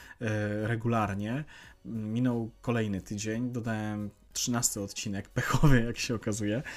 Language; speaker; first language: Polish; native; Polish